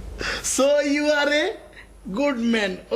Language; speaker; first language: English; non-native, learner; Bangla